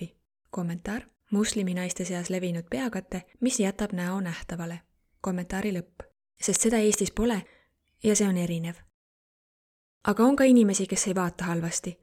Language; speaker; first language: Estonian; non-native, learner; Arabic